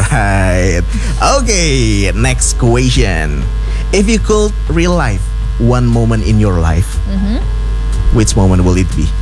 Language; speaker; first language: English; non-native, learner; Indonesian